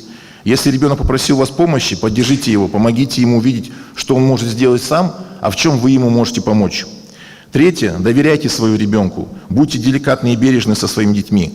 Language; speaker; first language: Russian; native; Russian